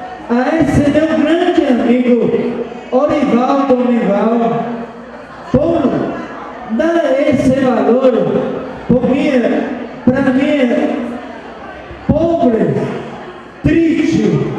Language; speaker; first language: Portuguese; non-native, local second language; Spanish